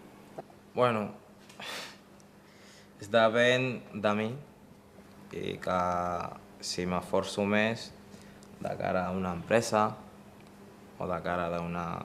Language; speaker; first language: Catalan; non-native, local second language; Spanish